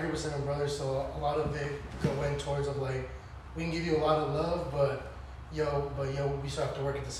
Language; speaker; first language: English; native; English